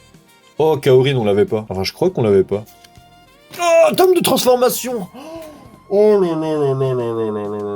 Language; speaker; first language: French; native; French